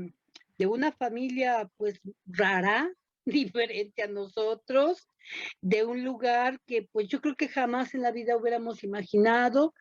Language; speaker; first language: Spanish; native; Spanish